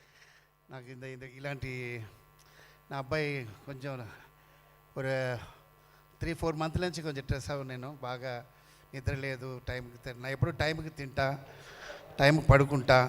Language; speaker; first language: Telugu; non-native, local second language; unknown